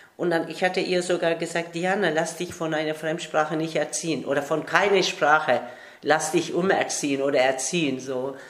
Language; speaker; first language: German; non-native, fluent; Turkish